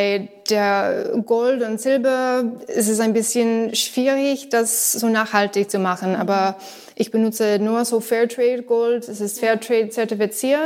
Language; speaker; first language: German; non-native, learner; English